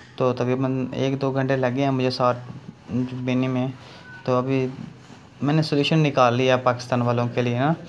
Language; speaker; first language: Urdu; native; Urdu